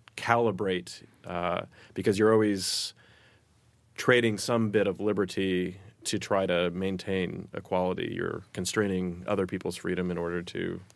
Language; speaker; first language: English; native; English